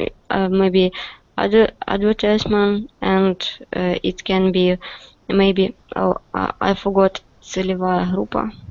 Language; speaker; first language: English; non-native, learner; Russian